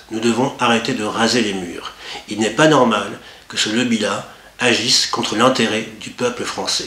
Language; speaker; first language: French; native; French